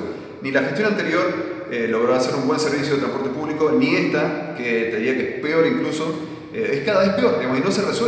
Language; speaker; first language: Spanish; native; Spanish